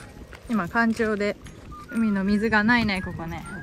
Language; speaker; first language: Japanese; native; Japanese